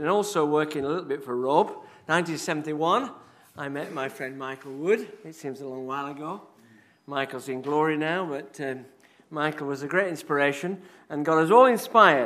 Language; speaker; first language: English; native; English